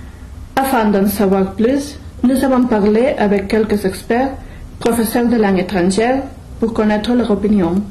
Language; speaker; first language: French; non-native, learner; Spanish